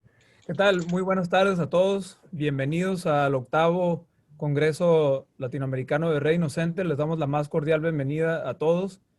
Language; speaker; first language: Spanish; native; Spanish